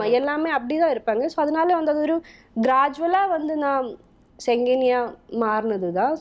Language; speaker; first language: Tamil; non-native, local second language; Malayalam